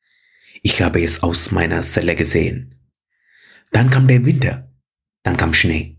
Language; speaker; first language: German; non-native, fluent; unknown